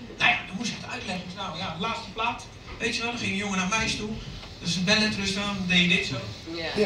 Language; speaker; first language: Dutch; early bilingual, other home language; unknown